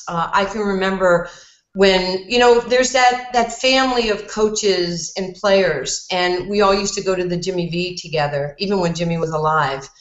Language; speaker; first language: English; native; English